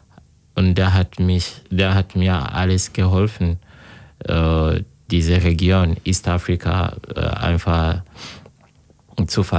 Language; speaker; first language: German; non-native, learner; Kinyarwanda